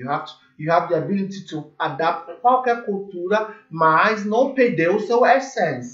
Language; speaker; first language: Portuguese; non-native, learner; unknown